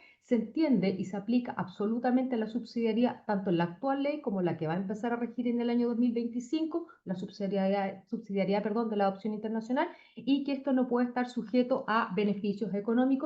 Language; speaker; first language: Spanish; native; Spanish